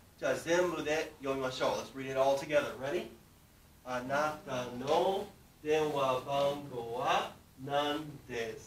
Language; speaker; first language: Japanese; non-native, fluent; English